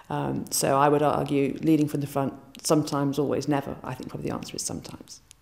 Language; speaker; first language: English; native; English